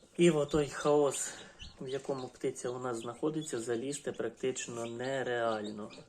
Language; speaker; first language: Ukrainian; non-native, local second language; Russian